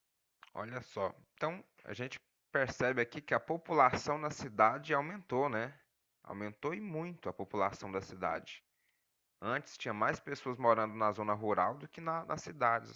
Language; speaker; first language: Portuguese; native; Portuguese